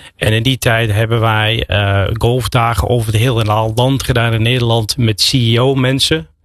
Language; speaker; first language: Dutch; non-native, fluent; English